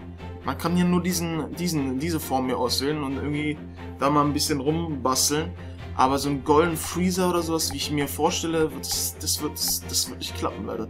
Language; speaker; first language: German; native; German